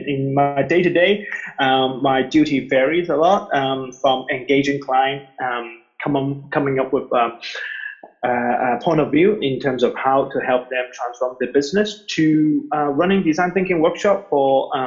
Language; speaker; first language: English; non-native, local second language; Cantonese